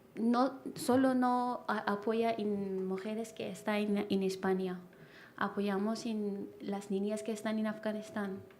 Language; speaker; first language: Spanish; non-native, learner; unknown